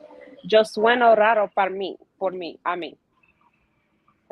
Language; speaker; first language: Spanish; non-native, learner; English